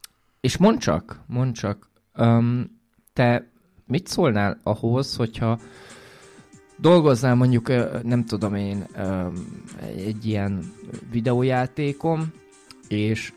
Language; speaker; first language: Hungarian; native; Hungarian